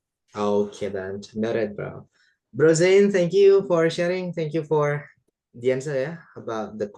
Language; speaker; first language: English; non-native, fluent; Indonesian